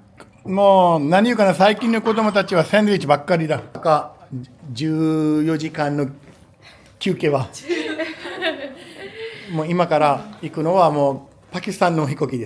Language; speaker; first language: Japanese; non-native, fluent; Urdu